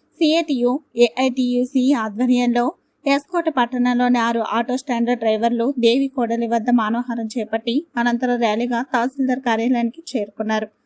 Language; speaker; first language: Telugu; native; Telugu